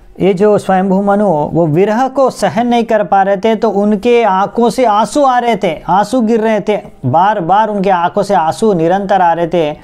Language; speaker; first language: Hindi; non-native, local second language; Bangla